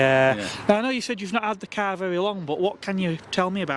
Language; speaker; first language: English; native; English